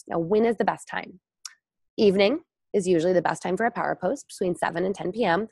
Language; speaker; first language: English; native; English